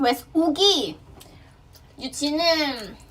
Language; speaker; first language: Korean; non-native, fluent; Thai